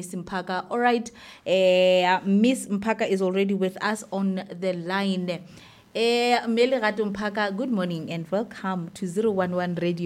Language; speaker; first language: English; non-native, local second language; Southern Sotho